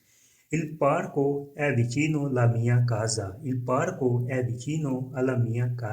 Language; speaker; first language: Italian; non-native, fluent; Urdu